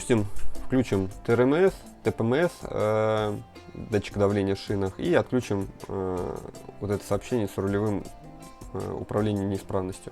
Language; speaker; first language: Russian; native; Russian